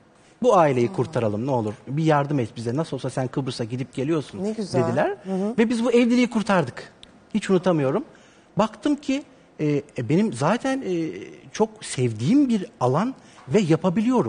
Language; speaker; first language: Turkish; native; Turkish